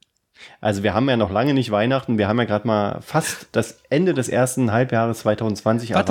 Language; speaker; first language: German; native; German